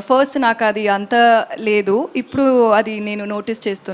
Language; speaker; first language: Telugu; non-native, local second language; Tamil